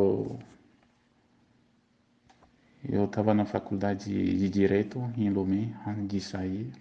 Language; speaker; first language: Portuguese; non-native, fluent; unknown